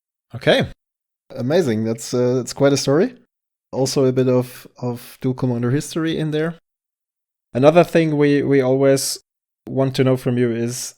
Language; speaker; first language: English; non-native, fluent; German